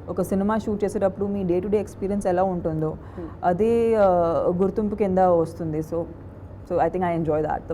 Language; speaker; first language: Telugu; non-native, fluent; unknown